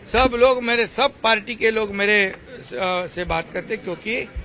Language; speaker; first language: Hindi; non-native, local second language; Marathi